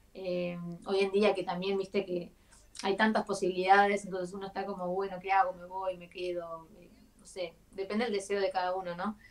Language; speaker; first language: Spanish; native; Spanish